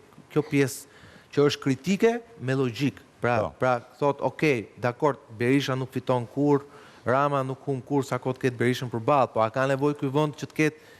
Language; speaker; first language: Albanian; native; Albanian